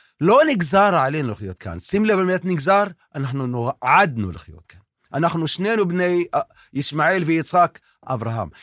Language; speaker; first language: Hebrew; non-native, local second language; Arabic